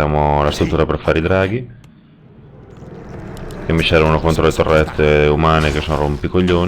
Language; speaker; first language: Italian; native; Italian